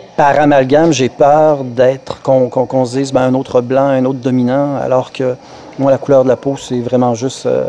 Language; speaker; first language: French; native; French